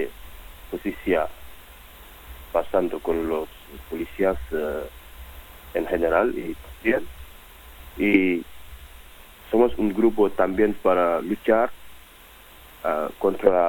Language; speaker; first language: Spanish; non-native, learner; Wolof